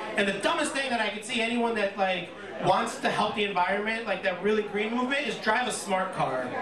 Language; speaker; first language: English; native; English